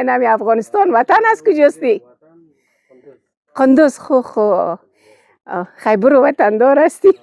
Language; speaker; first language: Persian; non-native, local second language; Pashto